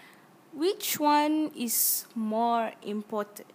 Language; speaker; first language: English; non-native, learner; Malay